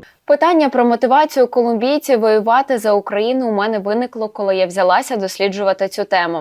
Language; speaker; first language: Ukrainian; native; Ukrainian